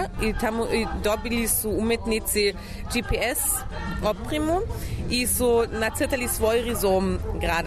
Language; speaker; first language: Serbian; non-native, learner; German